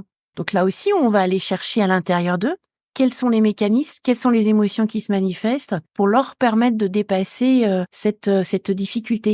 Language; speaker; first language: French; native; French